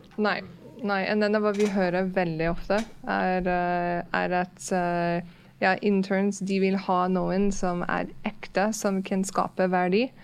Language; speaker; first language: Norwegian; non-native, fluent; English